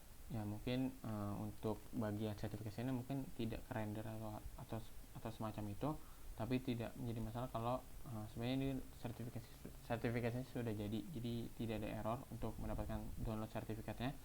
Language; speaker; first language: Indonesian; native; Indonesian